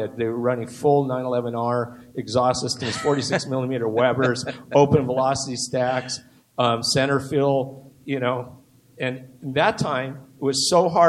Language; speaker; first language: English; native; English